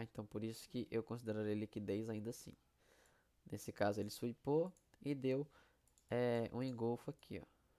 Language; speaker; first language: Portuguese; native; Portuguese